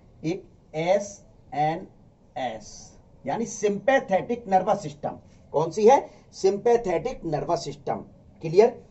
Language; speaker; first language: Hindi; native; Hindi